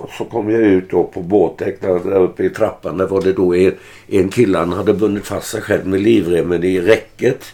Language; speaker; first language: Swedish; early bilingual, other home language; German